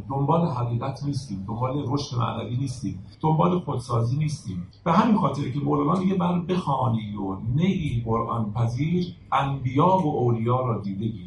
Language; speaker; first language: Persian; native; Persian